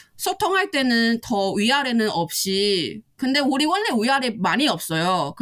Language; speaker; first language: Korean; non-native, fluent; Chinese